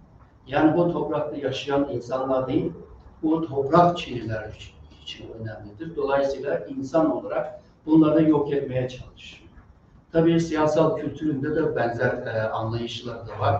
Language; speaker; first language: Turkish; non-native, fluent; Uyghur